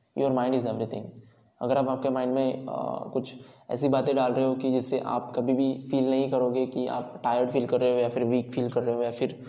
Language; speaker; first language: Hindi; non-native, local second language; Marathi